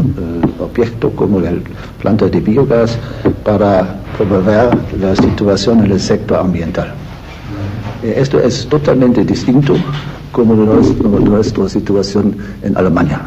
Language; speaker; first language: Spanish; non-native, learner; German